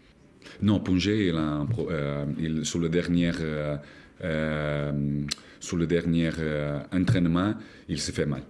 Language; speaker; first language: French; non-native, learner; Portuguese